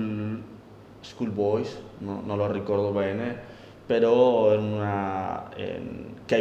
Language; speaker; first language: Italian; non-native, learner; Spanish